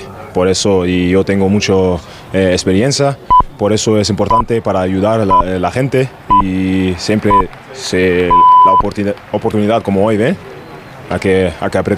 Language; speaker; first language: Spanish; non-native, learner; German